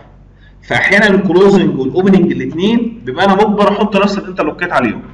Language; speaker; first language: Arabic; native; Arabic